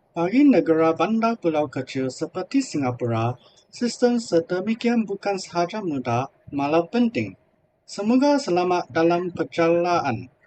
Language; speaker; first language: Malay; non-native, local second language; Chinese